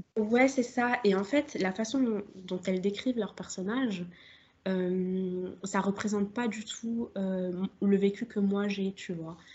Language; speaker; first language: French; native; French